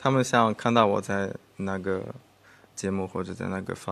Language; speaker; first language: Chinese; non-native, fluent; Russian